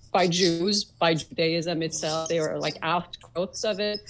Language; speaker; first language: English; early bilingual, other home language; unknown